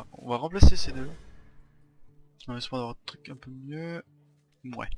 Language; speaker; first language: French; native; French